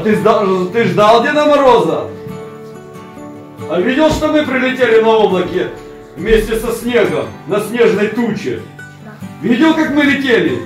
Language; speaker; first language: Russian; native; Russian